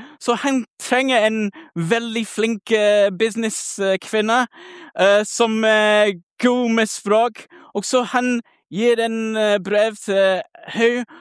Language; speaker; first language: Norwegian; non-native, learner; English